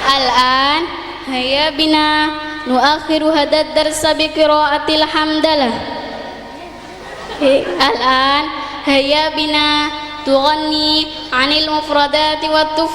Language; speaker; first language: Arabic; non-native, learner; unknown